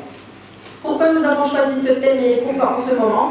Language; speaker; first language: French; non-native, local second language; Arabic